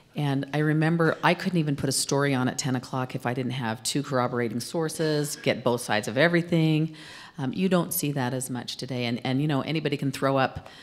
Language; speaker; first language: English; native; English